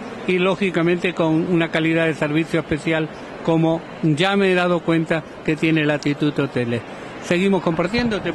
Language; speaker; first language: Spanish; native; Spanish